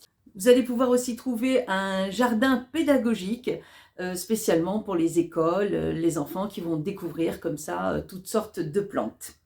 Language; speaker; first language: French; native; French